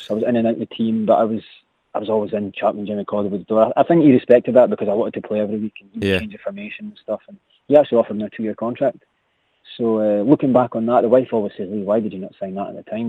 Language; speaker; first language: English; native; English